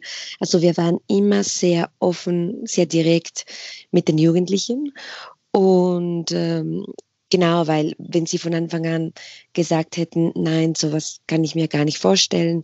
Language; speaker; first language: German; non-native, fluent; Spanish